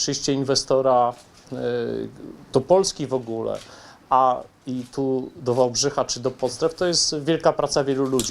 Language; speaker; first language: Polish; native; Polish